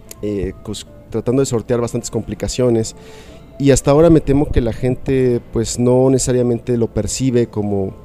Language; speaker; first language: Spanish; native; Spanish